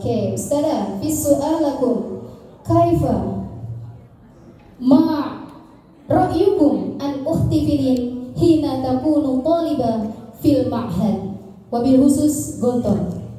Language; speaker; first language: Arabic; non-native, learner; Indonesian